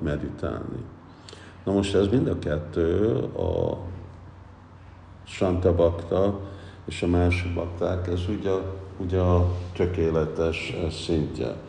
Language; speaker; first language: Hungarian; early bilingual, heritage; Hungarian